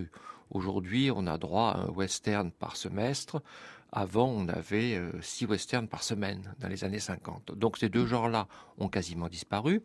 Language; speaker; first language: French; native; French